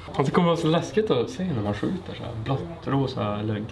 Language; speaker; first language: Swedish; native; Swedish